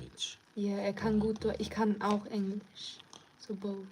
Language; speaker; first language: German; early bilingual, other home language; Turkish